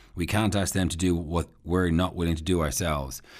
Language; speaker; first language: English; native; English